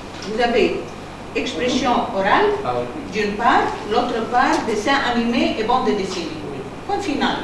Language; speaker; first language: French; non-native, fluent; Arabic